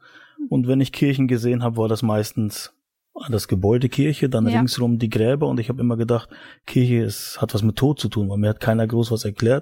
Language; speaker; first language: German; native; German